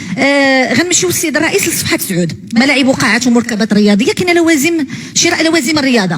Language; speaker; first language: Arabic; native; Arabic